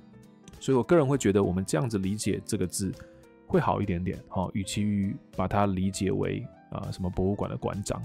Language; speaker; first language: Chinese; native; Chinese